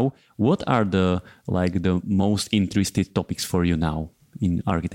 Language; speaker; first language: English; non-native, fluent; Slovak